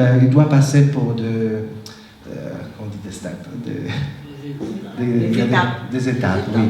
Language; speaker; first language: French; non-native, fluent; Italian